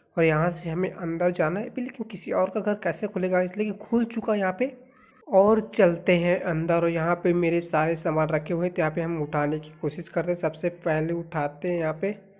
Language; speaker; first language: Hindi; native; Hindi